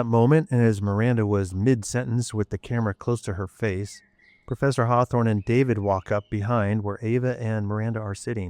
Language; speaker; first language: English; native; English